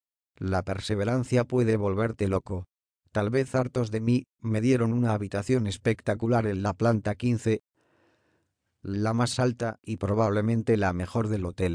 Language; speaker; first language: Spanish; native; Spanish